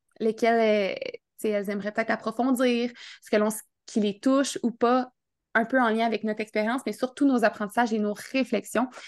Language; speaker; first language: French; native; French